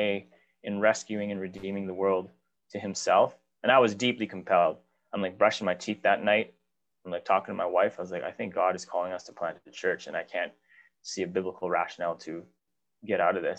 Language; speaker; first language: English; native; English